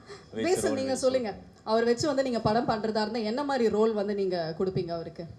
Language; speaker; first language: Tamil; native; Tamil